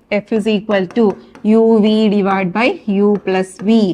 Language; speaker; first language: English; non-native, local second language; Malayalam